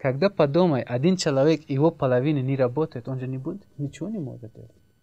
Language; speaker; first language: Russian; non-native, learner; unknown